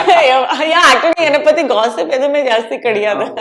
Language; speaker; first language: Tamil; non-native, local second language; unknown